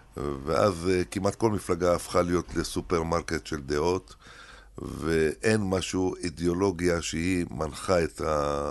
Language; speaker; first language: Hebrew; early bilingual, other home language; Arabic